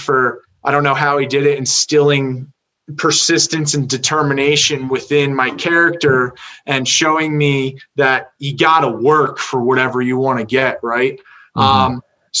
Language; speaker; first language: English; native; English